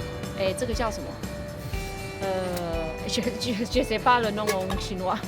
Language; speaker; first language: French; non-native, learner; Chinese